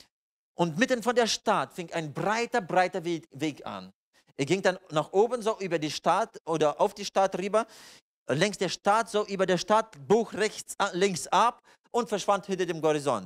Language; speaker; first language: German; non-native, fluent; Russian